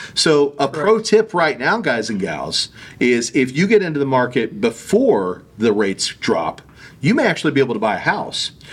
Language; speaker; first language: English; native; English